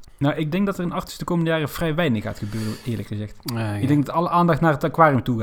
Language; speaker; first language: Dutch; native; Dutch